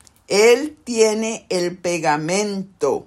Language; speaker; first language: Spanish; non-native, fluent; English